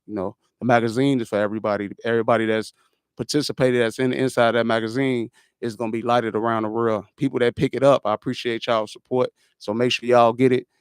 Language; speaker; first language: English; native; English